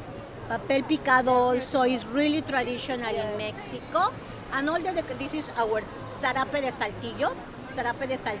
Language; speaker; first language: English; non-native, fluent; Spanish